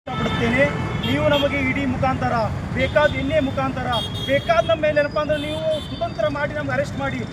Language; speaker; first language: Kannada; non-native, local second language; Urdu